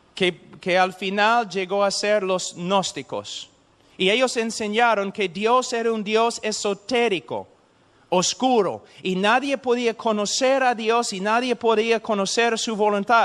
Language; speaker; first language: Spanish; non-native, fluent; English